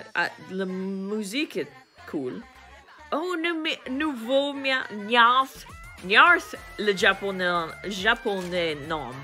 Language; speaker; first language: French; non-native, learner; English